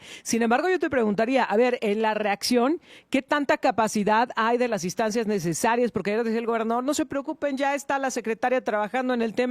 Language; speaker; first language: Spanish; native; Spanish